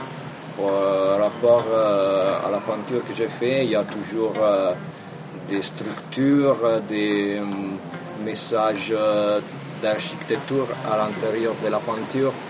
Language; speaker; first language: French; non-native, fluent; Italian